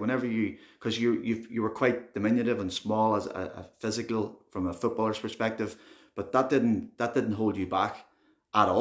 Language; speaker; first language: English; native; English